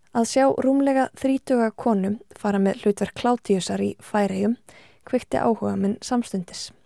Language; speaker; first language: Icelandic; native; Icelandic